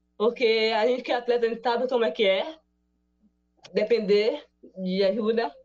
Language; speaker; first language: Portuguese; native; Portuguese